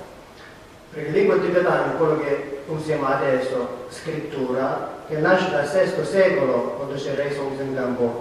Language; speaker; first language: Italian; non-native, learner; Tibetan